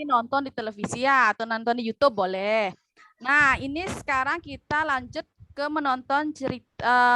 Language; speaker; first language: Indonesian; native; Indonesian